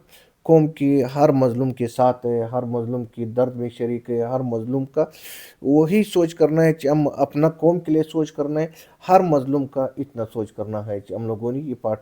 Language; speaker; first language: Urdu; non-native, local second language; Pashto